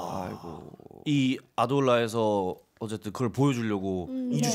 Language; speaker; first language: Korean; native; Korean